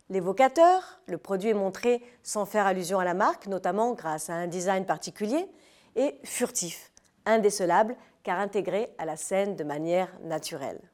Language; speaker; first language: French; native; French